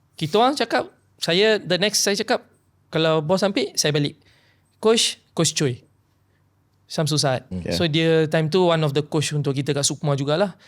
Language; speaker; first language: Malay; non-native, local second language; Tamil